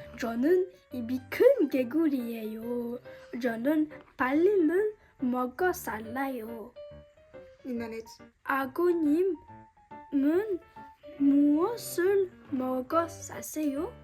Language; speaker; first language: Korean; early bilingual, heritage; French